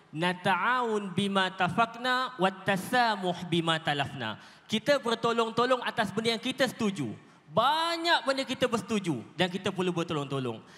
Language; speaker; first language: Malay; native; Malay